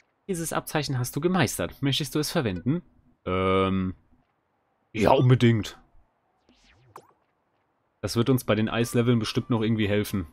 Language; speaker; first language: German; native; German